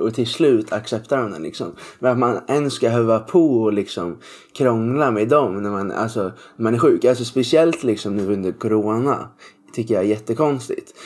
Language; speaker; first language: Swedish; native; Swedish